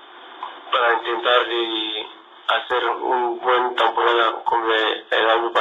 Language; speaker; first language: Spanish; non-native, learner; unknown